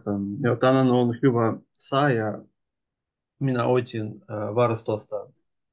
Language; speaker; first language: Finnish; non-native, learner; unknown